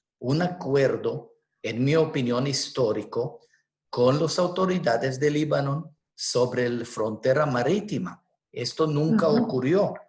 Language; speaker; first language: Spanish; non-native, fluent; Hebrew